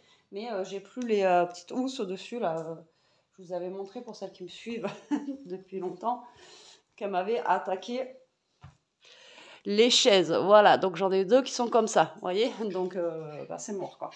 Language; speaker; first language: French; native; French